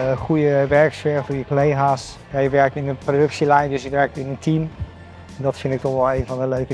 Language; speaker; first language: Dutch; native; Dutch